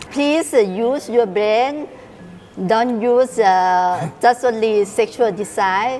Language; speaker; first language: English; non-native, learner; Thai